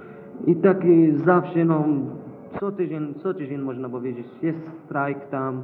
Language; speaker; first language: Polish; non-native, learner; Arabic